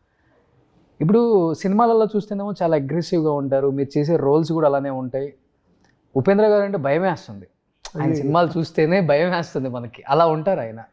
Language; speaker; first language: Telugu; native; Telugu